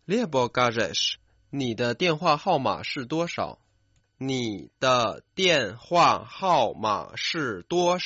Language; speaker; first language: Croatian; non-native, fluent; Chinese